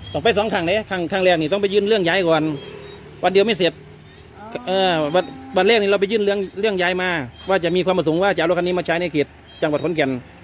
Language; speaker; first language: Thai; native; Thai